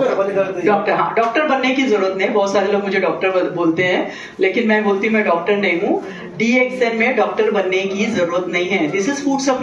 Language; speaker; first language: Hindi; native; Hindi